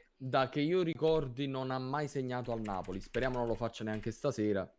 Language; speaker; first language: Italian; native; Italian